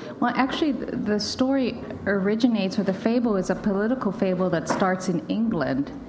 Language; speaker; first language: English; native; English